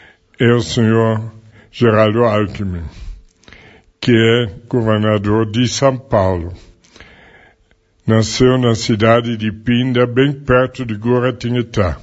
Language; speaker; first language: Portuguese; non-native, fluent; German